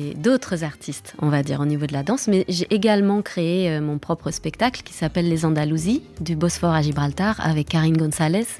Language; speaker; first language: French; non-native, fluent; Catalan